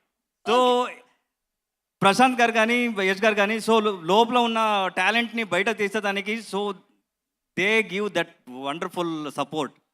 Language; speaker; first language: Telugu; non-native, learner; Kannada